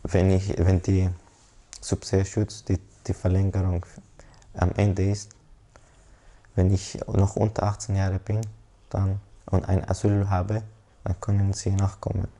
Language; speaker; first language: German; non-native, learner; Persian